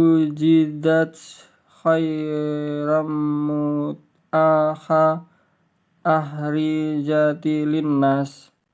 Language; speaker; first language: Arabic; non-native, learner; Indonesian